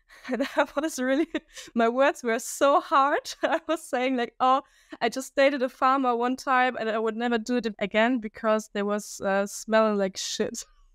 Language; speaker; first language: English; non-native, fluent; German